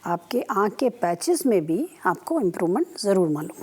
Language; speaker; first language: Hindi; native; Hindi